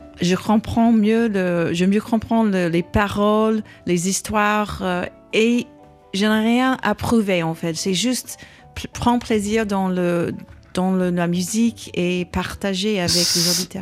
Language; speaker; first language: French; non-native, learner; English